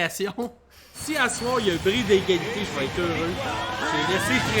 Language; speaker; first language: French; native; French